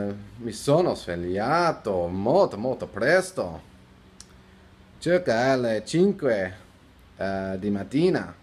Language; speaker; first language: Italian; non-native, learner; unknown